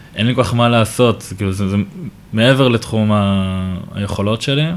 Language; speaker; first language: Hebrew; native; Hebrew